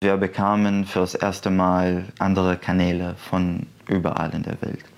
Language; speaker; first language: German; non-native, fluent; Arabic